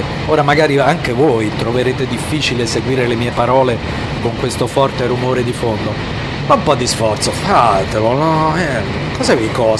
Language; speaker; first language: Italian; native; Italian